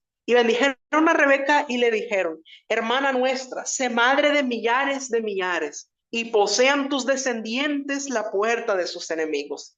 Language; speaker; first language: Spanish; native; Spanish